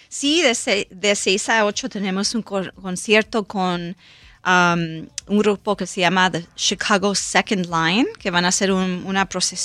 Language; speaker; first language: Spanish; early bilingual, heritage; Spanish